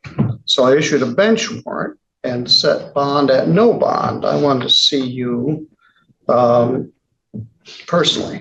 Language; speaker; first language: English; native; English